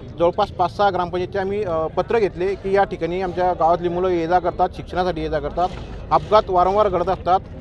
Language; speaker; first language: Marathi; native; Marathi